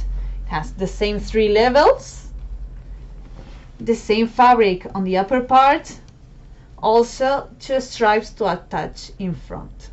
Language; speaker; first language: English; non-native, fluent; Spanish